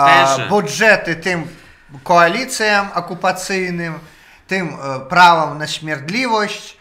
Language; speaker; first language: Polish; non-native, learner; Russian